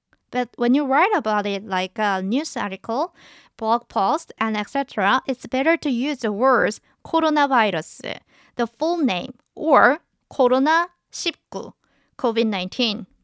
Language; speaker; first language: English; non-native, fluent; Korean